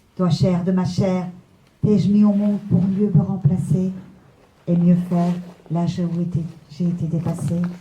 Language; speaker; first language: French; early bilingual, other home language; Persian